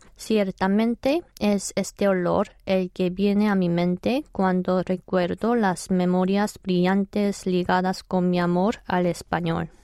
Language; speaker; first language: Spanish; non-native, fluent; Korean